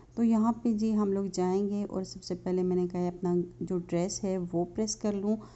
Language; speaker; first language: Urdu; native; Urdu